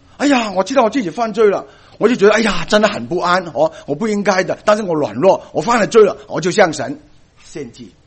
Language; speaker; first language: Chinese; non-native, local second language; Cantonese